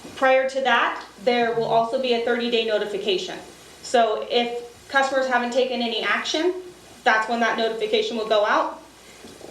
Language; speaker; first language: English; native; English